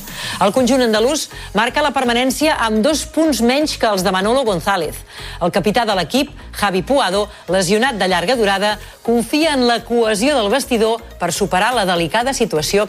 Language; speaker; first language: Catalan; native; Catalan